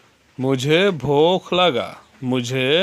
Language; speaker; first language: Hindi; non-native, learner; Bangla